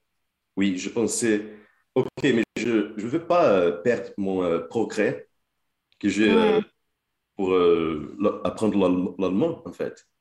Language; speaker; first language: French; non-native, fluent; Portuguese